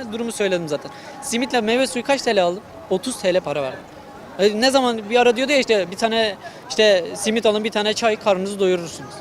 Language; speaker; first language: Turkish; non-native, local second language; Kurdish